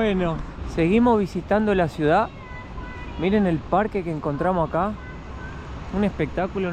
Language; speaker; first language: Spanish; non-native, fluent; Portuguese